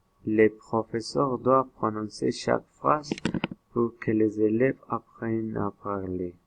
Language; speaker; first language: French; non-native, learner; Spanish